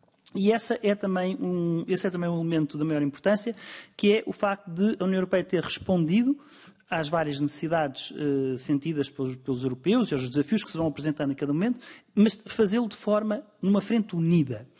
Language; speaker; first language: Portuguese; native; Portuguese